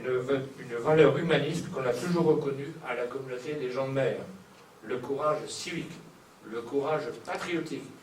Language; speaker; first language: French; native; French